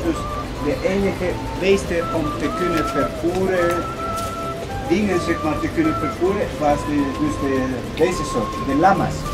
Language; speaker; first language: Dutch; non-native, fluent; Spanish